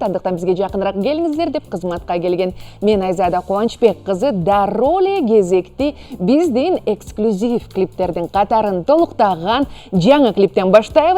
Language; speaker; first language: Kyrgyz; native; Kyrgyz